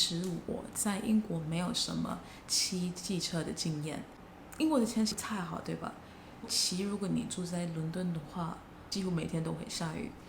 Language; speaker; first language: Chinese; non-native, fluent; English